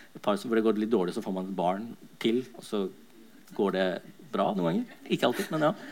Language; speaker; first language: Norwegian; early bilingual, other home language; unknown